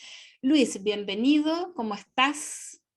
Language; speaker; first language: Spanish; native; Spanish